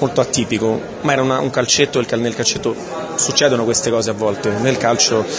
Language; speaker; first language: Italian; non-native, fluent; Portuguese